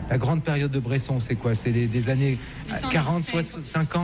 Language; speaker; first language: French; native; French